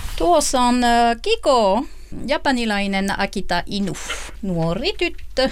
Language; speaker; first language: Finnish; non-native, learner; French